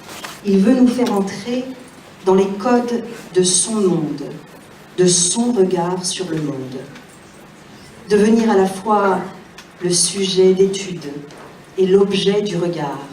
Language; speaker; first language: French; native; French